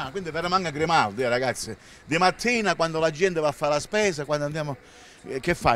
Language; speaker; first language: Italian; native; Italian